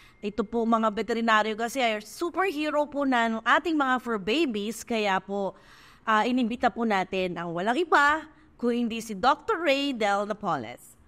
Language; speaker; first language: Filipino; native; Filipino